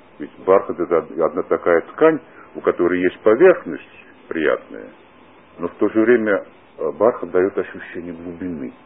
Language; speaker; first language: Russian; non-native, local second language; Georgian